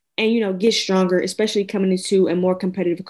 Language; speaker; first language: English; native; English